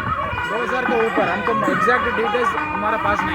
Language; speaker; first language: Hindi; non-native, local second language; Tamil